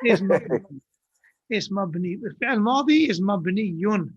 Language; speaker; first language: Arabic; non-native, fluent; English